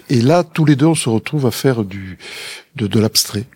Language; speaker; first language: French; native; French